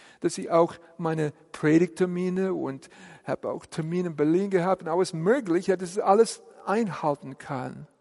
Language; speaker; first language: German; non-native, fluent; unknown